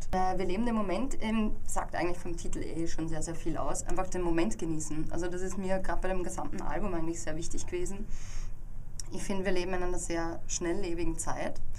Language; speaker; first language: German; native; German